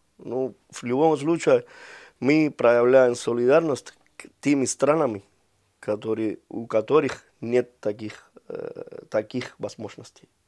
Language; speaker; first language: Russian; non-native, fluent; Spanish